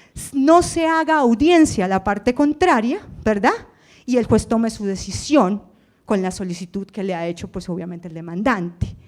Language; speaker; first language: Spanish; native; Spanish